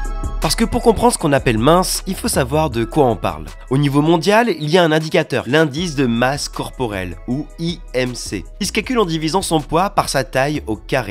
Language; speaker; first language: French; native; French